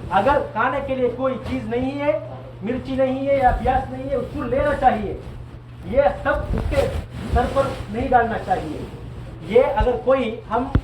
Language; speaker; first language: Hindi; non-native, local second language; Tamil